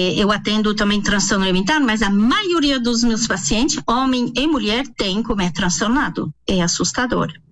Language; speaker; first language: Portuguese; non-native, fluent; French